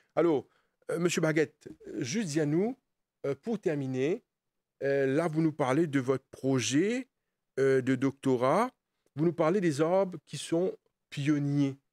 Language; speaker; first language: French; non-native, local second language; Morisyen